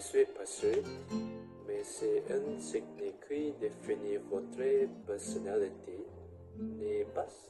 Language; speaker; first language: French; non-native, learner; Malay